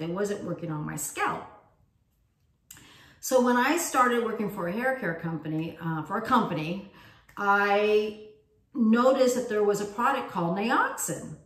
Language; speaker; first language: English; native; English